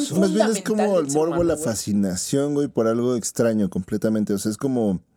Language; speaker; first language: Spanish; native; Spanish